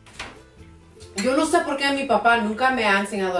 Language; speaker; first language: Spanish; early bilingual, heritage; English